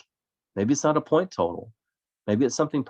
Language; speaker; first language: English; native; English